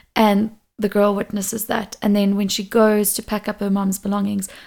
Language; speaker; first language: English; non-native, local second language; Portuguese